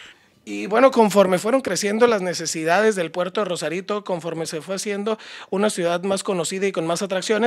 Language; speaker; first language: Spanish; native; Spanish